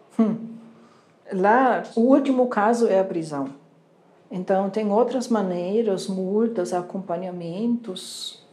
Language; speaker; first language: Portuguese; non-native, fluent; German